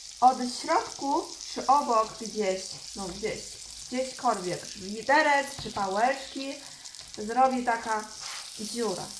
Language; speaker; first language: Polish; non-native, learner; Chinese